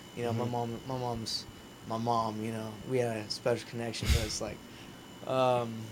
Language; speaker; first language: English; native; English